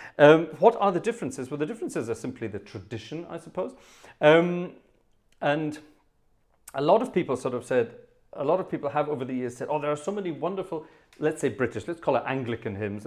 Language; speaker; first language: English; native; English